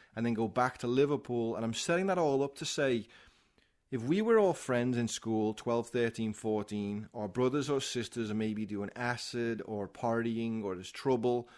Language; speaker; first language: English; native; English